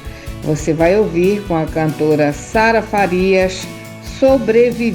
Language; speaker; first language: Portuguese; native; Portuguese